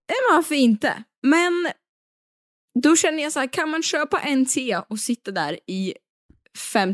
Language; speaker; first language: Swedish; native; Swedish